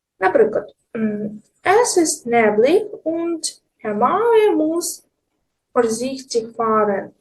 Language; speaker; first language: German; non-native, fluent; Ukrainian